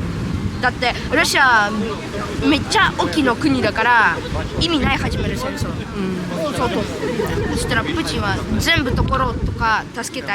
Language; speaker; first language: Japanese; non-native, learner; Russian